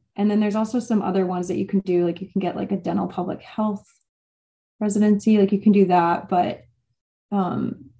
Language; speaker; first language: English; native; English